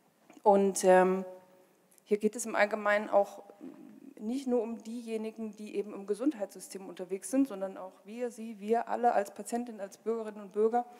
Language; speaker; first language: German; native; German